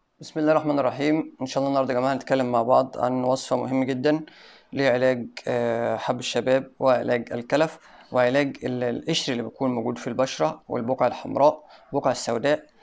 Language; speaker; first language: Arabic; native; Arabic